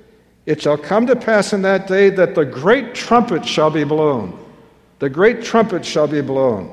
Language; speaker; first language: English; native; English